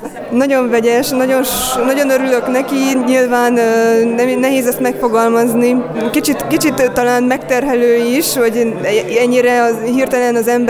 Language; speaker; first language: Hungarian; native; Hungarian